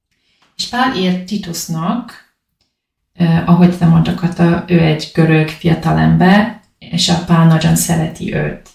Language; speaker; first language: Hungarian; non-native, learner; English